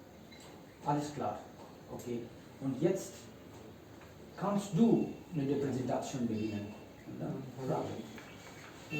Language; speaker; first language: German; non-native, fluent; Hindi